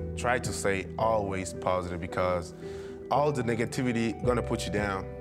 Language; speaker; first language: English; early bilingual, other home language; German